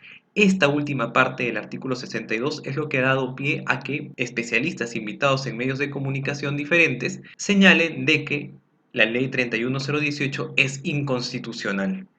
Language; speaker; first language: Spanish; native; Spanish